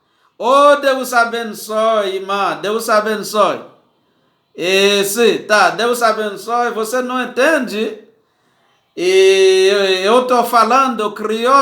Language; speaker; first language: Portuguese; non-native, learner; Haitian Creole